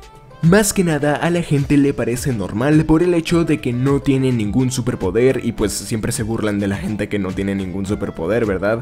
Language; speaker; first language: Spanish; native; Spanish